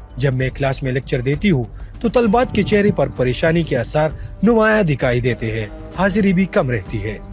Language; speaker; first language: Urdu; non-native, local second language; Pashto